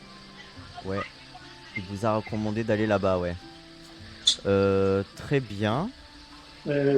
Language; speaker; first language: French; native; French